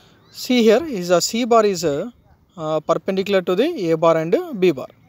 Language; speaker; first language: English; non-native, local second language; Telugu